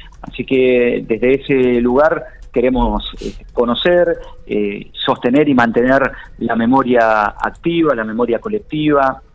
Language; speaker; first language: Spanish; native; Spanish